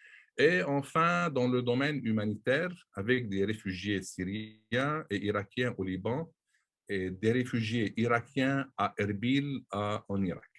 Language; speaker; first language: French; non-native, local second language; Arabic